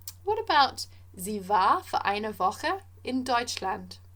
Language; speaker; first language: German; non-native, fluent; English